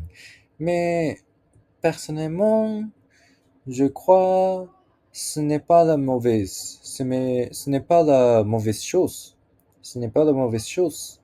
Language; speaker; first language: French; non-native, learner; Japanese